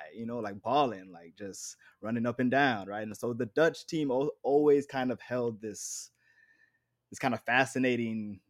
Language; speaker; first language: English; native; English